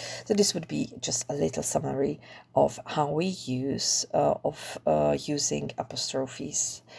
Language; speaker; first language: English; non-native, fluent; Czech